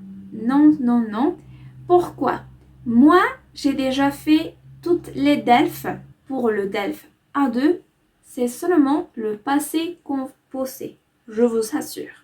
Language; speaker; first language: French; non-native, fluent; Spanish